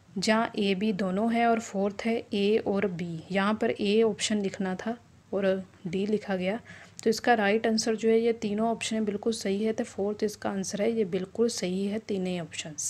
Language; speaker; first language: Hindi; non-native, local second language; Punjabi